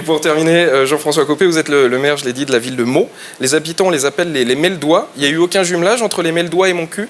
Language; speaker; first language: French; native; French